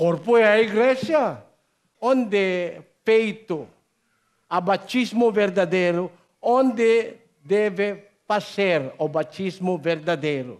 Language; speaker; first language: Portuguese; non-native, learner; Filipino